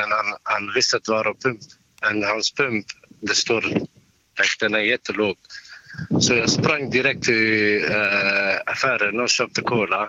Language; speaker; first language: Swedish; non-native, local second language; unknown